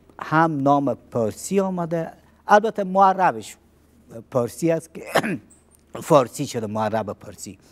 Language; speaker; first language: Persian; native; Persian